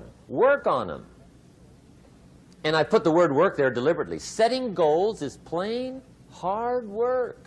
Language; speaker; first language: English; native; English